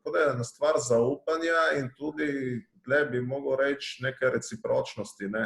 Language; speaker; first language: Slovenian; native; Slovenian